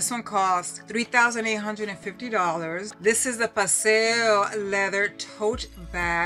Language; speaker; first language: English; early bilingual, other home language; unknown